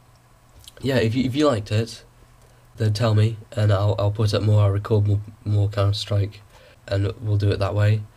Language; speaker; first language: English; native; English